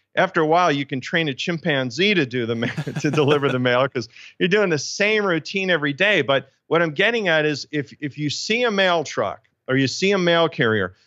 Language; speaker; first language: English; native; English